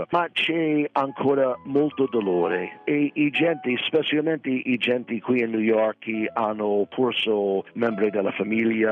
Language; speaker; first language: Italian; non-native, fluent; English